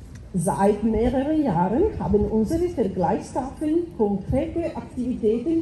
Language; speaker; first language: German; non-native, fluent; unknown